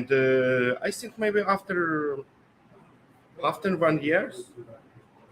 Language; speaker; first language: English; non-native, learner; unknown